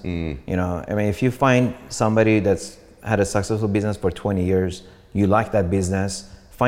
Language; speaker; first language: English; non-native, fluent; Persian